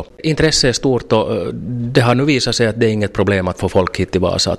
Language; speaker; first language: Swedish; native; Swedish